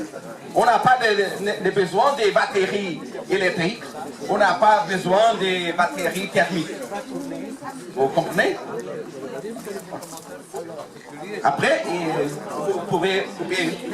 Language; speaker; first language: French; non-native, learner; Portuguese